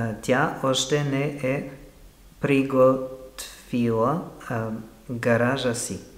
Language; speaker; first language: Bulgarian; non-native, learner; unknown